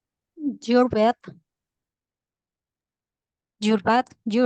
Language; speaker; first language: English; non-native, learner; Spanish